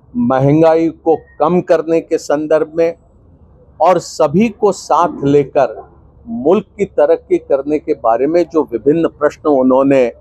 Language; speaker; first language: Hindi; non-native, local second language; Gujarati